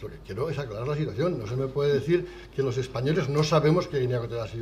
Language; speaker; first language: Spanish; native; Spanish